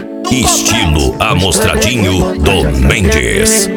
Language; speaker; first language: Portuguese; native; Portuguese